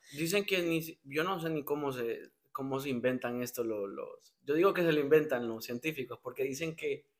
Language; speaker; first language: Spanish; native; Spanish